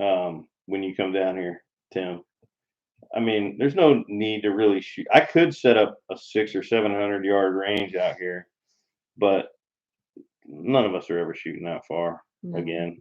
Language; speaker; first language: English; native; English